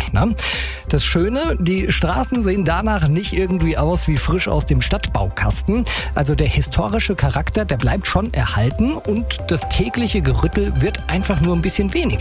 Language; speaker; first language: German; native; German